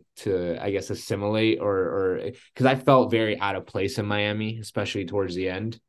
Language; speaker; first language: English; early bilingual, other home language; Spanish